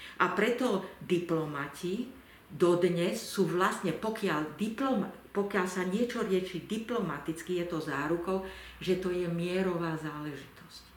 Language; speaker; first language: Slovak; native; Slovak